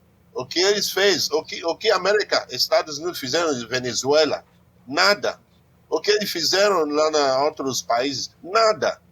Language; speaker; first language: Portuguese; non-native, learner; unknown